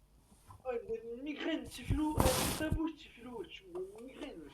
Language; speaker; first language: French; native; French